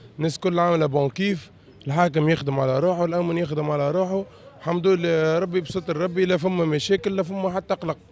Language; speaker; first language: Arabic; native; Arabic